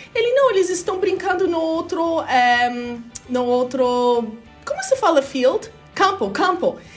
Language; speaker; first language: Portuguese; non-native, fluent; English